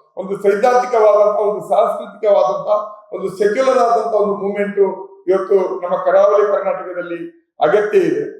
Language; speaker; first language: Kannada; non-native, local second language; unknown